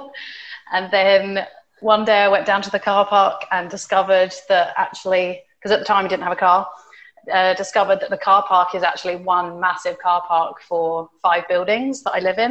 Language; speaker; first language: English; native; English